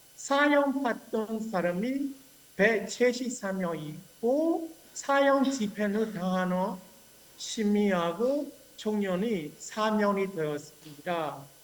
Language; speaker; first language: Korean; non-native, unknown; Burmese